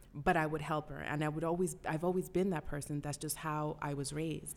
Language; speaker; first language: English; early bilingual, other home language; Spanish